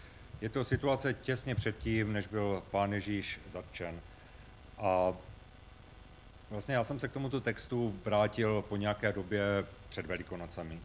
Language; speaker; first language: Czech; native; Czech